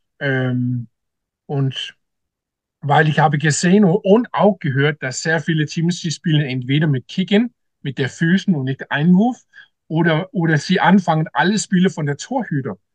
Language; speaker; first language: German; non-native, learner; Danish